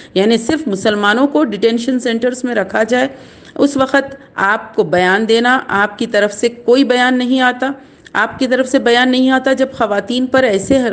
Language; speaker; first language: Urdu; native; Urdu